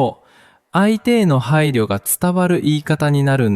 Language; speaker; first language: Japanese; native; Japanese